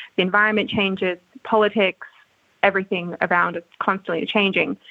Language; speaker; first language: English; native; English